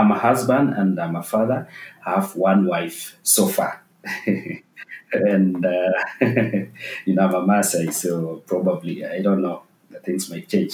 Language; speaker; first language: English; non-native, local second language; Masai